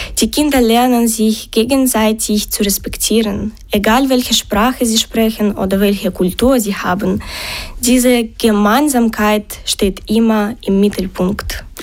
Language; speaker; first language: German; non-native, learner; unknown